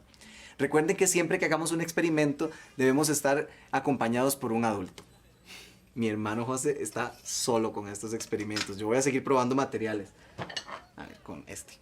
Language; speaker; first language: Spanish; native; Spanish